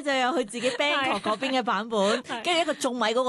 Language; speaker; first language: Cantonese; native; Cantonese